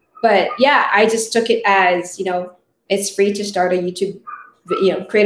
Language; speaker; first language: English; non-native, local second language; Filipino